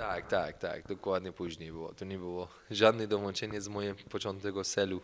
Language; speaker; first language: Polish; non-native, learner; Persian